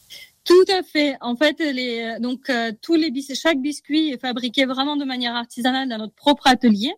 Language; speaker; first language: French; native; French